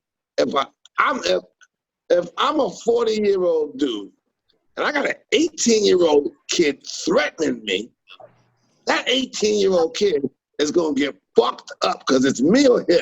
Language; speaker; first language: English; native; English